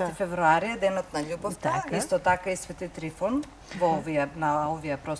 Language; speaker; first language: Macedonian; native; Macedonian